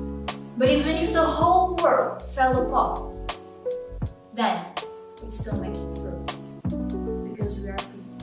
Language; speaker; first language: English; non-native, learner; Portuguese